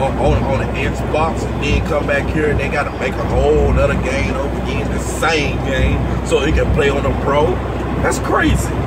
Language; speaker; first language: English; native; English